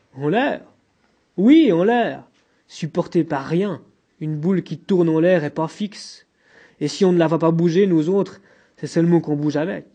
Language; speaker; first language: French; native; French